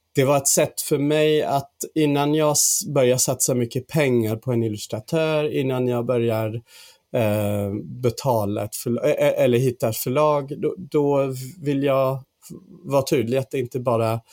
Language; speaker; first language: Swedish; non-native, fluent; English